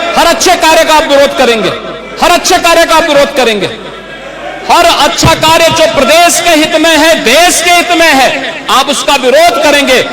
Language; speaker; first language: Hindi; native; Hindi